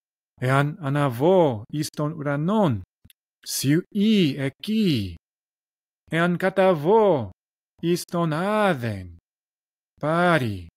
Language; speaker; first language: Greek; non-native, learner; English